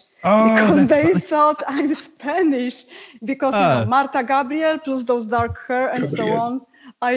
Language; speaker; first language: English; non-native, fluent; Polish